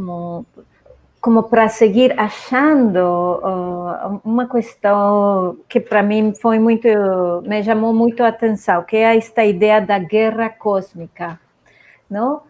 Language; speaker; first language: Portuguese; non-native, fluent; Spanish